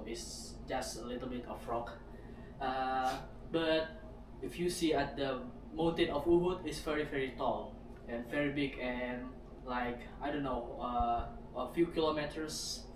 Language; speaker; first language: English; non-native, learner; Indonesian